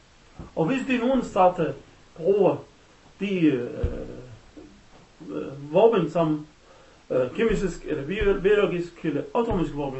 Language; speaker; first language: Danish; non-native, learner; Arabic